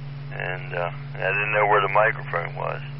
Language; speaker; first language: English; native; English